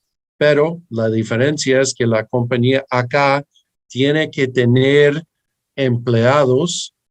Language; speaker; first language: Spanish; early bilingual, heritage; English